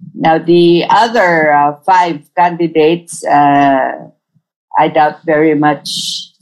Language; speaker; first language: English; non-native, local second language; Tausug